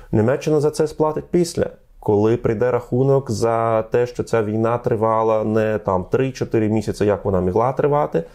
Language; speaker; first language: Ukrainian; non-native, fluent; Russian